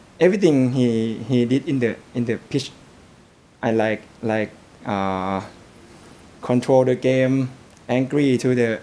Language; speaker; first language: English; non-native, learner; Thai